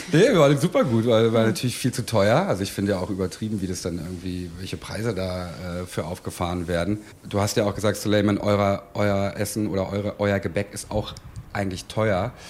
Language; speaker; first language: German; native; German